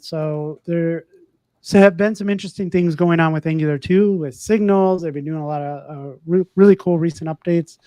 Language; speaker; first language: English; native; English